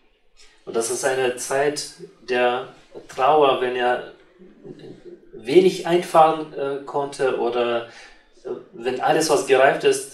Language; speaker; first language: German; non-native, fluent; Russian